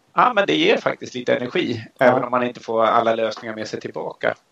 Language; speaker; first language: Swedish; native; Swedish